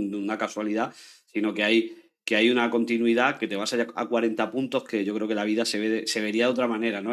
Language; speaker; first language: Spanish; native; Spanish